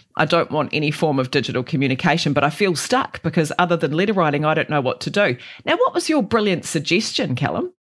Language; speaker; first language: English; native; English